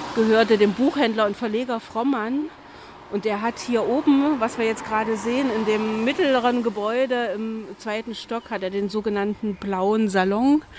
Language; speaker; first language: German; native; German